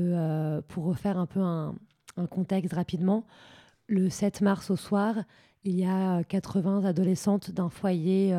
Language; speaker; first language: French; native; French